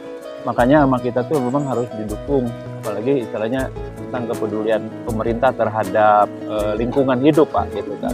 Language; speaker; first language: Indonesian; native; Indonesian